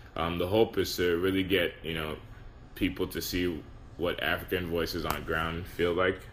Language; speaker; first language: English; non-native, local second language; Yoruba